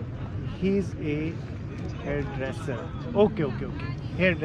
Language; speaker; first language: English; non-native, learner; Urdu